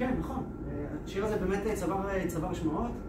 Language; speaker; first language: Hebrew; native; Hebrew